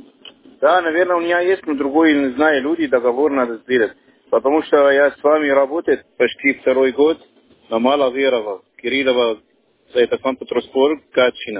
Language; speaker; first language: Russian; non-native, local second language; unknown